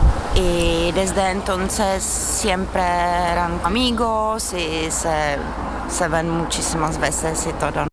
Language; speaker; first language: Spanish; non-native, learner; Czech